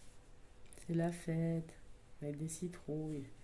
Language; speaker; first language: French; native; French